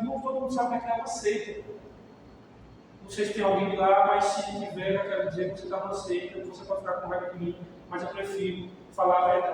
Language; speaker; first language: Portuguese; native; Portuguese